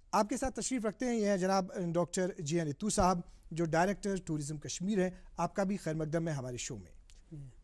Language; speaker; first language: Hindi; non-native, local second language; Kashmiri